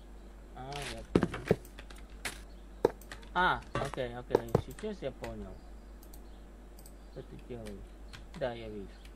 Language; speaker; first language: Russian; non-native, learner; Latvian